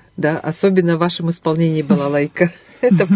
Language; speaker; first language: Russian; native; Russian